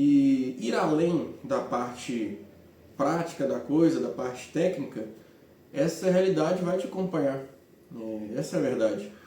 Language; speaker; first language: Portuguese; native; Portuguese